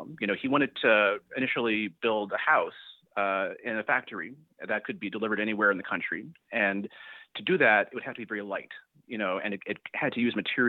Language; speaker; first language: English; native; English